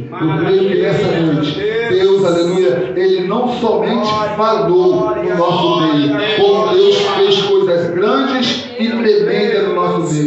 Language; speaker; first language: Portuguese; native; Portuguese